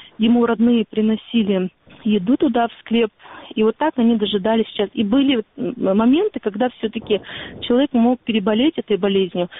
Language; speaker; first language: Russian; non-native, local second language; Ingush